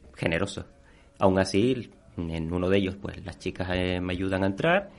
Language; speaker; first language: Spanish; native; Spanish